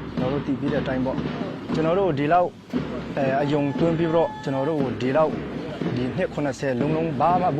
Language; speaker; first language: Burmese; non-native, local second language; Hakha Chin